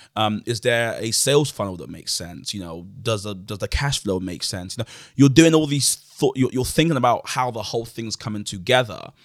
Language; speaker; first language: English; native; English